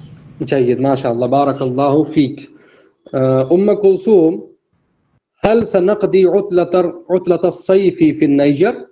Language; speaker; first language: Arabic; non-native, fluent; Urdu